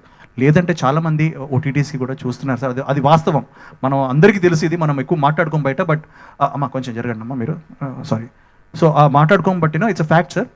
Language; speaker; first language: Telugu; native; Telugu